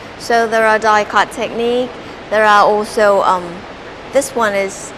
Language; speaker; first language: English; non-native, fluent; Thai